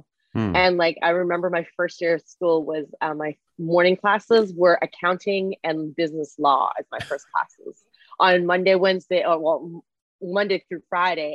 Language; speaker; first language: English; non-native, fluent; Chinese